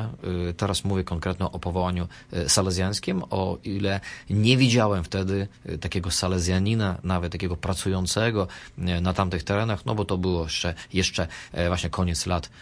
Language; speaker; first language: Polish; non-native, fluent; Russian